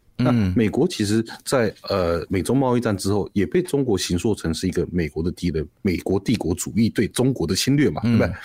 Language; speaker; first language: Chinese; native; Chinese